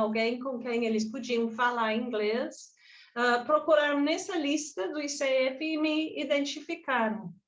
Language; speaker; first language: Portuguese; non-native, fluent; English